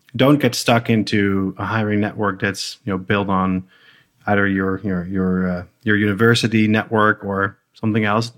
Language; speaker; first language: English; non-native, fluent; Dutch